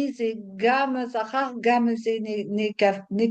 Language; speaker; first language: Hebrew; non-native, learner; French